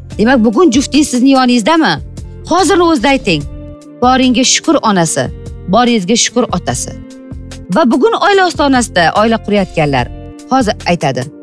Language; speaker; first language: Uzbek; native; Uzbek